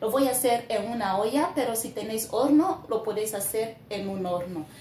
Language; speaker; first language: Spanish; non-native, learner; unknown